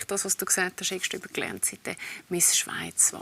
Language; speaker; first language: German; native; German